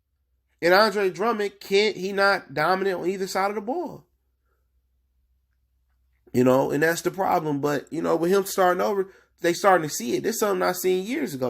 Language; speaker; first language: English; native; English